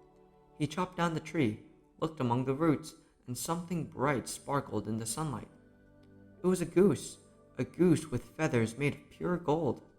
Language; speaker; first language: English; native; English